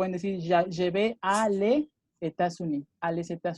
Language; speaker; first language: French; non-native, fluent; Spanish